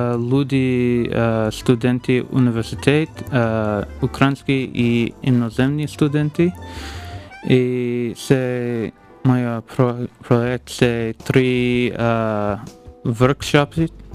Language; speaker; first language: Ukrainian; non-native, learner; English